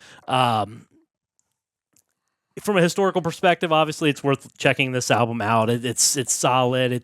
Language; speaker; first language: English; native; English